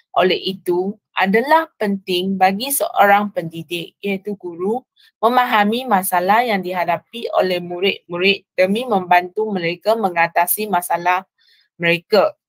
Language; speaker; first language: Malay; non-native, local second language; Chinese